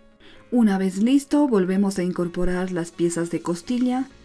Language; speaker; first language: Spanish; native; Spanish